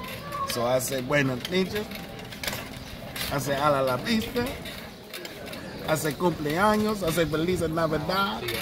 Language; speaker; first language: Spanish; non-native, learner; English